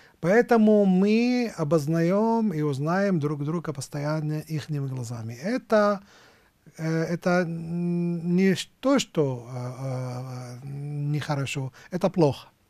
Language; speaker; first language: Russian; non-native, fluent; Arabic